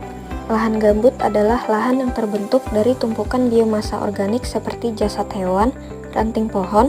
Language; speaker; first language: Indonesian; native; Indonesian